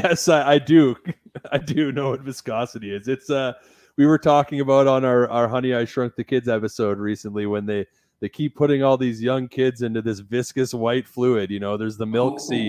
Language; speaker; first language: English; native; English